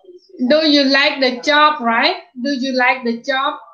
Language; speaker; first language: English; non-native, fluent; Khmer